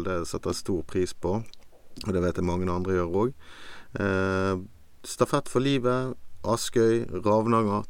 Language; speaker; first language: Norwegian; native; Norwegian